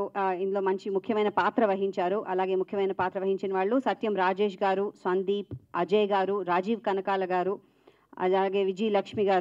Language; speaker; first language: Telugu; native; Telugu